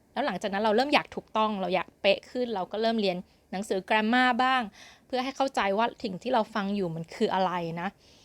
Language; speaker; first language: Thai; native; Thai